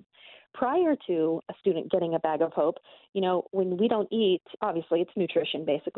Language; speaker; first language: English; native; English